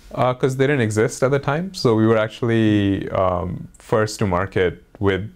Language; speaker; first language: English; non-native, local second language; Hindi